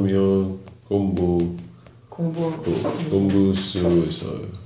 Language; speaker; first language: Korean; non-native, learner; English